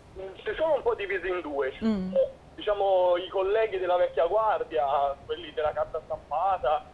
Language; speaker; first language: Italian; native; Italian